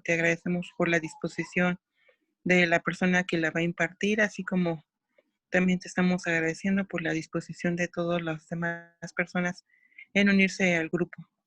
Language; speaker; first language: Spanish; native; Spanish